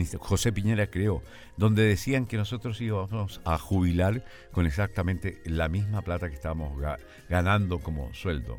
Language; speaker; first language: Spanish; native; Spanish